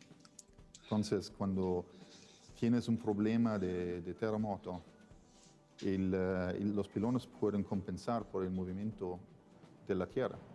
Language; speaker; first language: Spanish; non-native, fluent; Italian